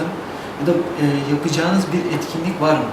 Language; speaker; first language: Turkish; native; Turkish